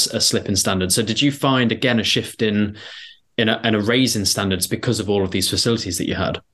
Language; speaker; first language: English; native; English